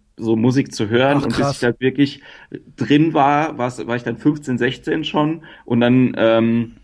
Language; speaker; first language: German; native; German